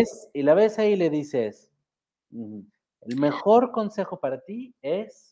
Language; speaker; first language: Spanish; native; Spanish